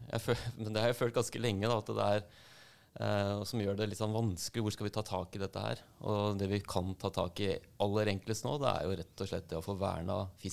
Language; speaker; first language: Norwegian; native; Norwegian